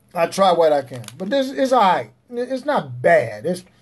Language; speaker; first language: English; native; English